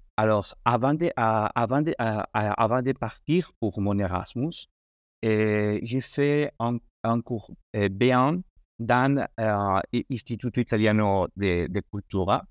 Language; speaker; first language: French; non-native, learner; Spanish